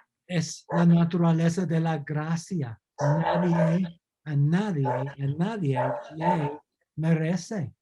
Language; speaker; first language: Spanish; non-native, fluent; English